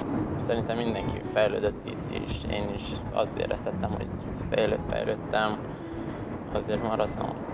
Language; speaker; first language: Hungarian; non-native, learner; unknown